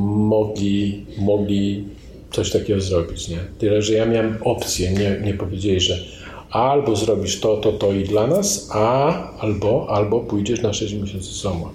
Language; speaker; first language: Polish; native; Polish